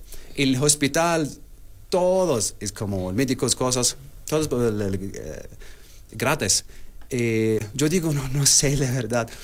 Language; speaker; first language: Spanish; non-native, learner; Arabic